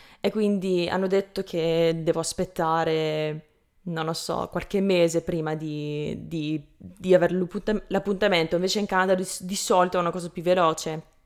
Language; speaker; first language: Italian; non-native, fluent; English